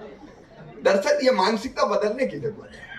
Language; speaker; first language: Hindi; native; Hindi